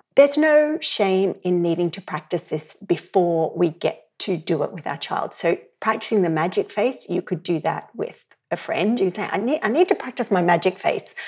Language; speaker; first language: English; native; English